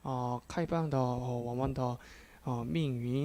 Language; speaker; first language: Chinese; non-native, learner; Korean